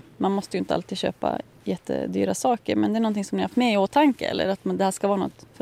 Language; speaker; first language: Swedish; native; Swedish